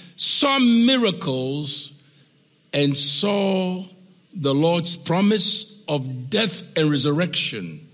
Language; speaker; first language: English; non-native, local second language; Akan